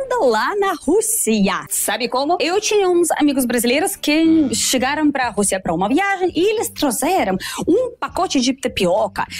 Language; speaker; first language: Portuguese; non-native, fluent; Russian